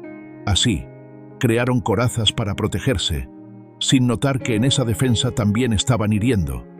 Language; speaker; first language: Spanish; native; Spanish